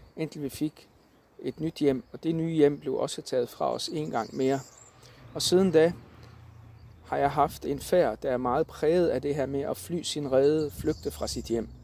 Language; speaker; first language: Danish; early bilingual, other home language; Arabic